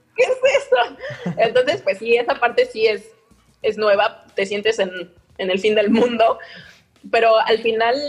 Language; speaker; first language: Spanish; native; Spanish